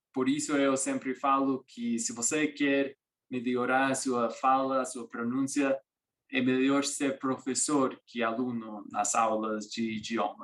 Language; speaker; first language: Portuguese; non-native, fluent; English